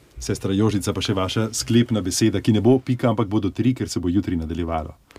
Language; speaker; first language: Slovenian; native; Slovenian